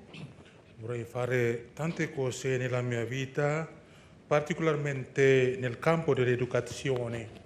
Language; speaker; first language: Italian; non-native, learner; Indonesian